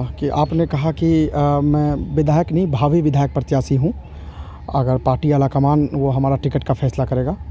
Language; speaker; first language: Hindi; native; Hindi